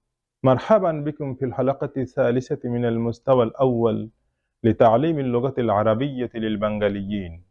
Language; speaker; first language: Arabic; non-native, fluent; Bangla